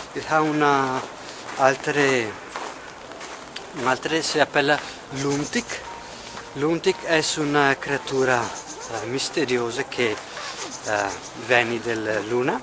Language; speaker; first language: Italian; non-native, learner; Russian